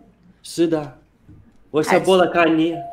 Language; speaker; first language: Chinese; non-native, learner; Russian